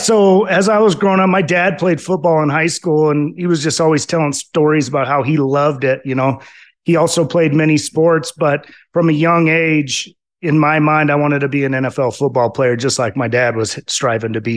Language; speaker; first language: English; native; English